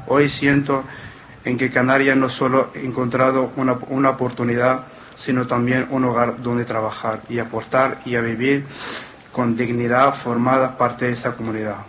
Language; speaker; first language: Spanish; non-native, fluent; Arabic